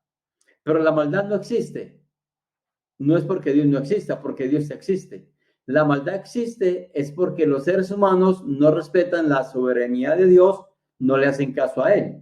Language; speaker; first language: Spanish; native; Spanish